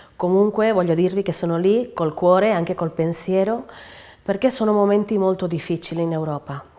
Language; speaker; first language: Italian; non-native, fluent; Catalan